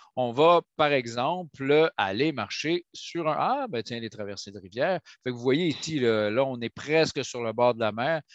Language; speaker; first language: French; native; French